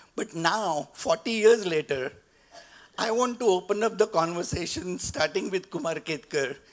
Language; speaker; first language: English; non-native, local second language; Marathi